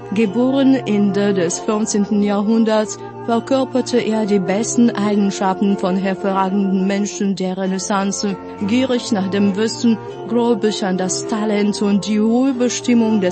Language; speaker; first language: German; non-native, fluent; Russian